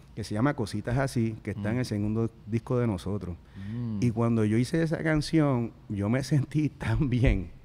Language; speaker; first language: Spanish; native; Spanish